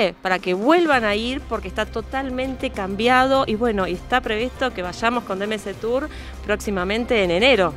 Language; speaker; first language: Spanish; native; Spanish